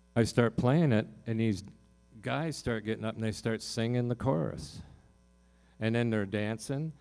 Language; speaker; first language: English; native; English